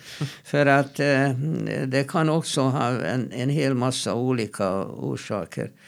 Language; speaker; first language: Swedish; non-native, fluent; Hungarian